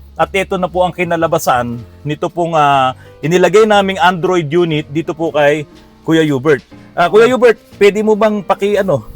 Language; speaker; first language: Filipino; native; Filipino